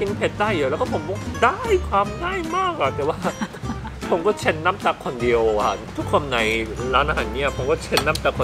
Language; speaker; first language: Thai; non-native, fluent; Korean